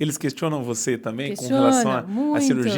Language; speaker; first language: Portuguese; native; Portuguese